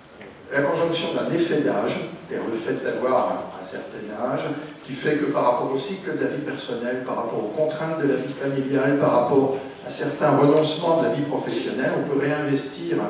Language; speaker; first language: French; native; French